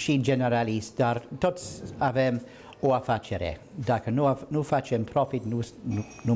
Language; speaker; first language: Romanian; non-native, learner; English